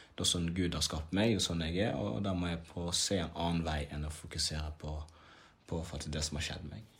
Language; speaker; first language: Norwegian; early bilingual, other home language; Swahili